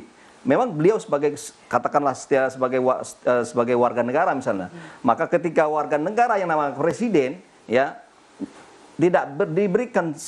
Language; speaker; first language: Indonesian; native; Indonesian